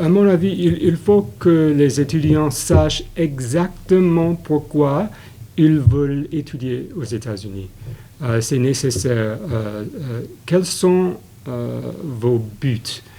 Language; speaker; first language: French; non-native, fluent; English